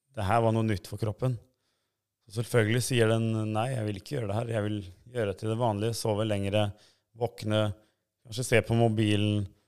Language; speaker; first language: Norwegian; early bilingual, other home language; Albanian